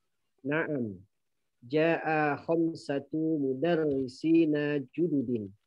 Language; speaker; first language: Arabic; non-native, learner; Indonesian